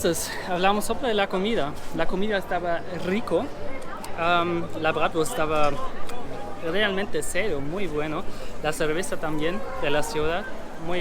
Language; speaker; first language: Spanish; non-native, learner; German